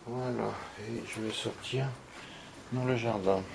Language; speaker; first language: French; native; French